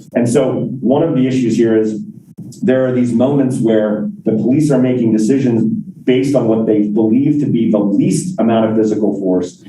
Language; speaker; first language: English; native; English